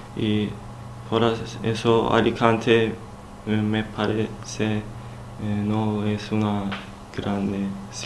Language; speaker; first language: Spanish; non-native, learner; Turkish